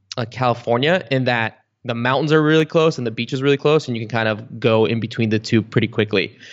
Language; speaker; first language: English; early bilingual, other home language; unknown